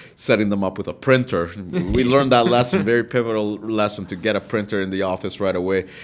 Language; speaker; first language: English; early bilingual, other home language; Spanish